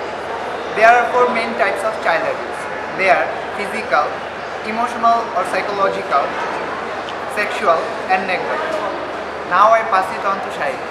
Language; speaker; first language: English; non-native, local second language; Bangla